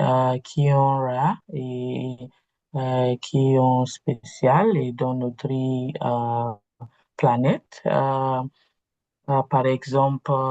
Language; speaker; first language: French; non-native, learner; Igbo